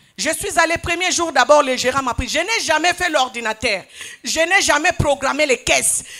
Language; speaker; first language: French; non-native, local second language; Lingala